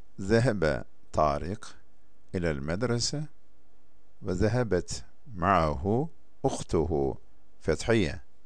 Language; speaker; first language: Arabic; non-native, fluent; Turkish